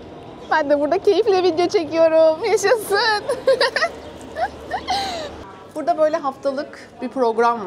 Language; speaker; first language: Turkish; native; Turkish